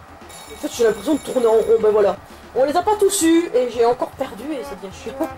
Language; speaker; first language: French; native; French